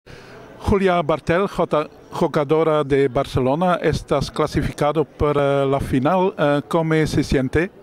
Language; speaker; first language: Spanish; non-native, learner; Dutch